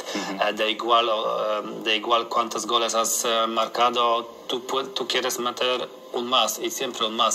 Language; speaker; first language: Spanish; non-native, learner; Polish